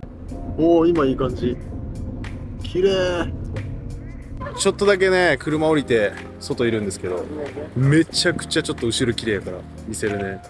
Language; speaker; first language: Japanese; native; Japanese